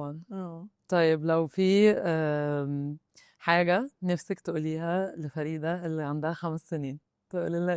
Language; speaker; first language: Arabic; native; Arabic